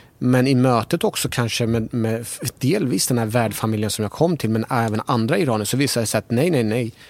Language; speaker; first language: Swedish; early bilingual, other home language; Persian